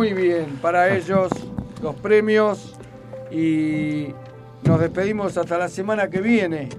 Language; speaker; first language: Spanish; native; Spanish